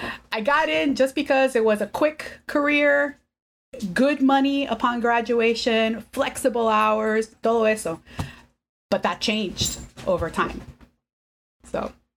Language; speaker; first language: English; early bilingual, other home language; Spanish